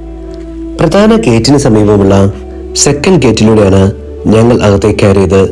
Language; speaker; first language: Malayalam; native; Malayalam